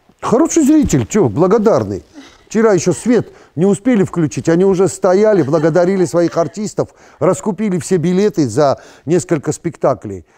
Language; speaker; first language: Russian; non-native, local second language; Georgian